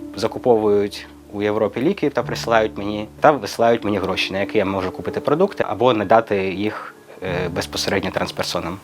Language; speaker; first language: Ukrainian; native; Ukrainian